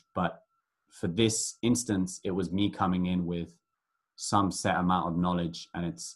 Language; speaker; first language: English; native; English